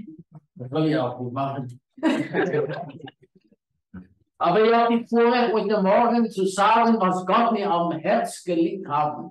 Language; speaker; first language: German; non-native, learner; Afrikaans